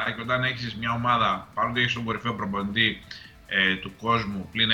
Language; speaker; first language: Greek; native; Greek